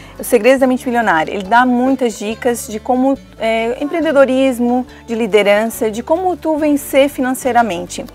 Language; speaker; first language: Portuguese; native; Portuguese